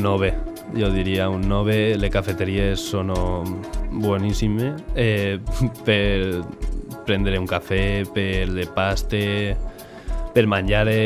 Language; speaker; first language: Italian; non-native, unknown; Spanish